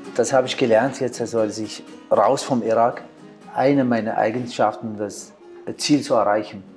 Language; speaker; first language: German; non-native, learner; Arabic